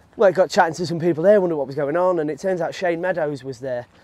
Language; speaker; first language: English; native; English